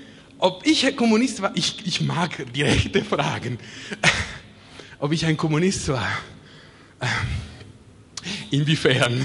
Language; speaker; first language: German; non-native, fluent; Italian